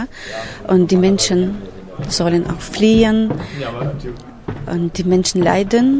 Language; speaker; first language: German; non-native, fluent; Ukrainian